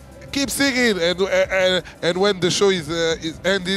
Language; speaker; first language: English; non-native, learner; French